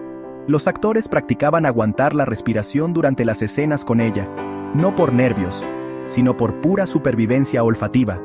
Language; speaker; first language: Spanish; native; Spanish